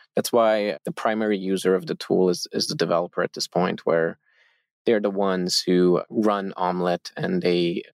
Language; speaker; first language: English; non-native, fluent; Turkish